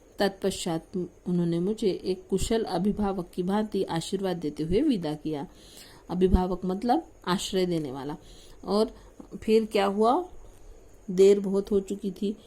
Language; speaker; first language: Hindi; non-native, local second language; Marathi